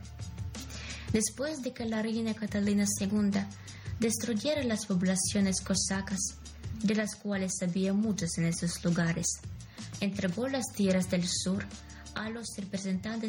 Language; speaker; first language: Spanish; non-native, fluent; Ukrainian